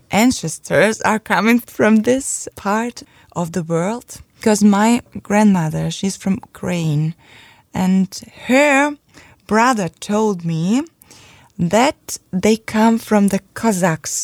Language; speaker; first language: English; non-native, fluent; German